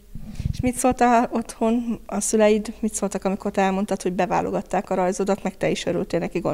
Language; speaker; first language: Hungarian; native; Hungarian